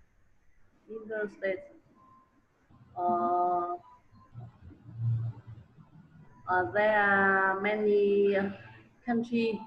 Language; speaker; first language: English; non-native, learner; Vietnamese